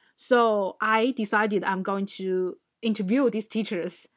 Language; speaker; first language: English; non-native, fluent; Chinese